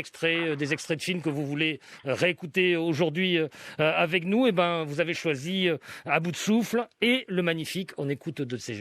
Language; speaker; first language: French; native; French